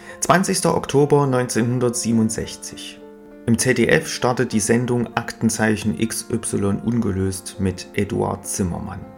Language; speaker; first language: German; native; German